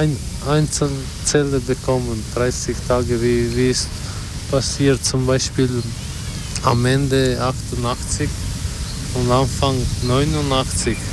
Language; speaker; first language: German; non-native, learner; Albanian